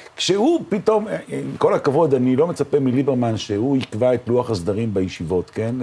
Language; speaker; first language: Hebrew; native; Hebrew